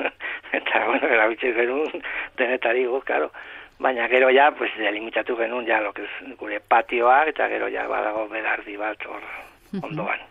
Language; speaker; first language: Basque; non-native, local second language; Spanish